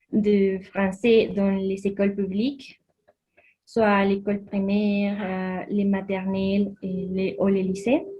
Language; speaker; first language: French; non-native, learner; Spanish